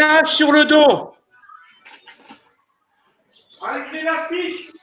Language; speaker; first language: French; native; French